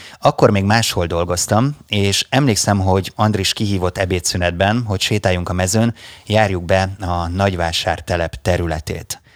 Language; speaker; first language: Hungarian; native; Hungarian